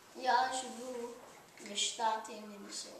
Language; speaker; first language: Russian; non-native, learner; English